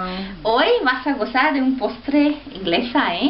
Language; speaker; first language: Spanish; non-native, fluent; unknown